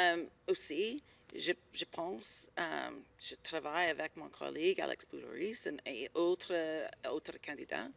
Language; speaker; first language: French; non-native, learner; English